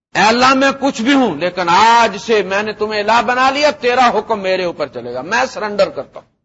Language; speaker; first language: Urdu; non-native, local second language; Punjabi